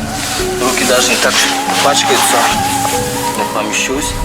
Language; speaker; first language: Russian; non-native, local second language; Tajik